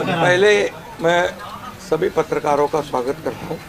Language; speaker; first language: Hindi; non-native, local second language; Marathi